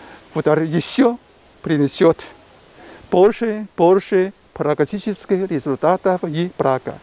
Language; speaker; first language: Russian; non-native, fluent; Chinese